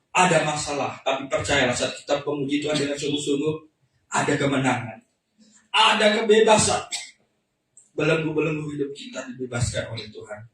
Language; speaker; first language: Indonesian; native; Indonesian